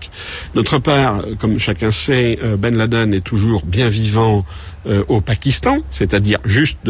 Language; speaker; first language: French; native; French